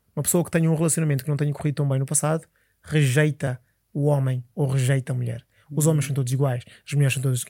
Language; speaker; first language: Portuguese; early bilingual, other home language; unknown